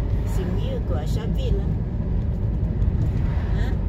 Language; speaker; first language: French; non-native, fluent; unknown